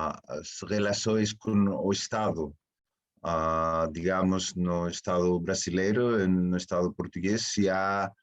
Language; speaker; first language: Portuguese; non-native, fluent; Spanish